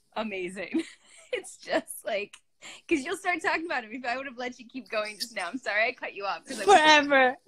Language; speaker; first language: English; native; English